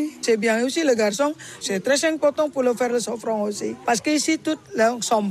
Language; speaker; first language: French; non-native, learner; Balinese